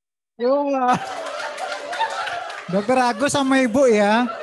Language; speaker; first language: Indonesian; native; Indonesian